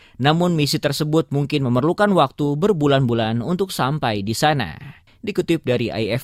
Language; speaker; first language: Indonesian; native; Indonesian